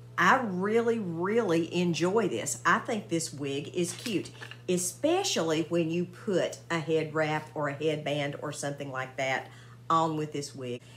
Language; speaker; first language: English; native; English